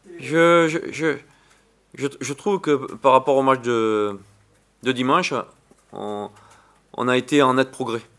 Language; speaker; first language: French; native; French